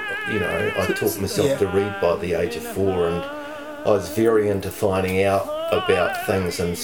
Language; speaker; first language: English; native; English